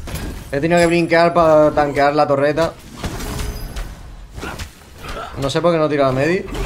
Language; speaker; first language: Spanish; native; Spanish